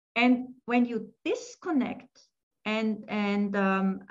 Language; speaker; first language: English; non-native, fluent; German